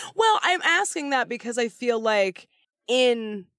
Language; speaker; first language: English; native; English